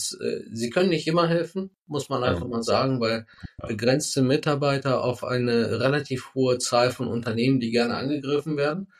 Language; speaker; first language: German; native; German